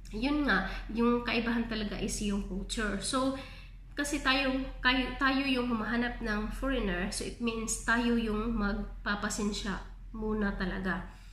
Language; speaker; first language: Filipino; non-native, local second language; Cebuano